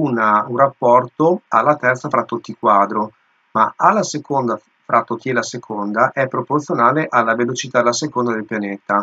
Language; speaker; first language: Italian; native; Italian